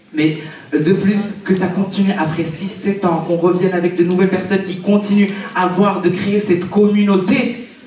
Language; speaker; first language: French; native; French